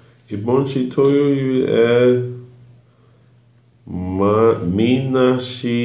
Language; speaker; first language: Korean; non-native, learner; English